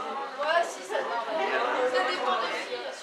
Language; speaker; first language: French; native; French